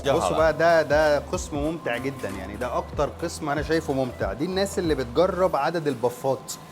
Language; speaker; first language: Arabic; native; Arabic